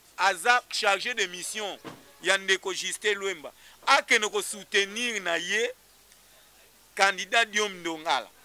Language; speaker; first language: Lingala; non-native, local second language; Kongo